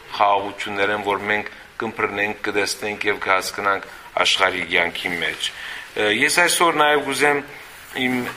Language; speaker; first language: Armenian; early bilingual, heritage; Armenian